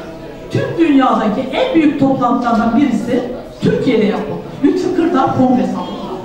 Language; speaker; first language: Turkish; native; Turkish